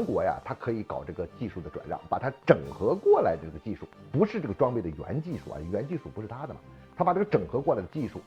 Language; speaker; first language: Chinese; native; Chinese